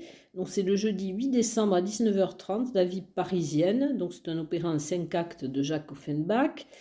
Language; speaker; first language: French; native; French